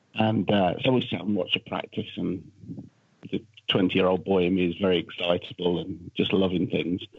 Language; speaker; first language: English; native; English